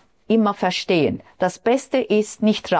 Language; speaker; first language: German; non-native, fluent; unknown